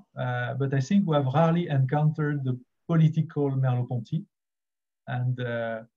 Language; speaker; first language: English; non-native, fluent; French